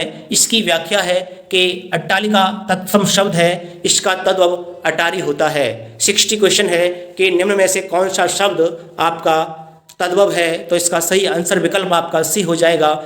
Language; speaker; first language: Hindi; native; Hindi